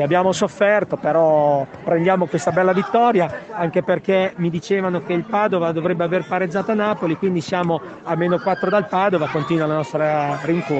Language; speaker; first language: Italian; native; Italian